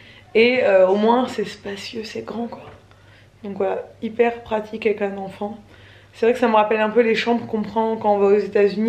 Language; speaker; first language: French; native; French